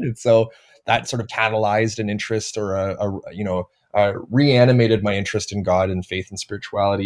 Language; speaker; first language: English; native; English